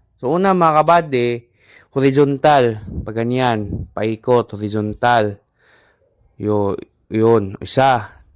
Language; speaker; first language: Filipino; non-native, local second language; Cebuano